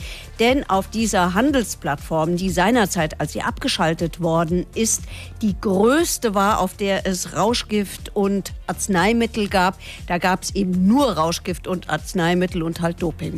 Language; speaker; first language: German; native; German